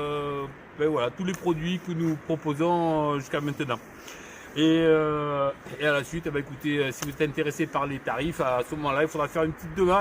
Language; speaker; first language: French; native; French